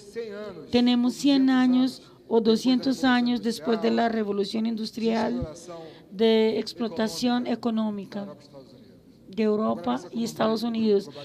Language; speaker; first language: Spanish; non-native, fluent; Portuguese